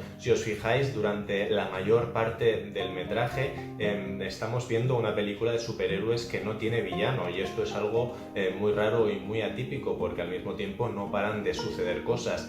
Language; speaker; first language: Spanish; native; Spanish